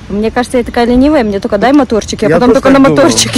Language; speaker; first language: Russian; native; Russian